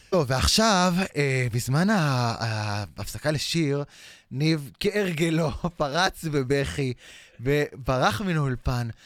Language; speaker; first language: Hebrew; native; Hebrew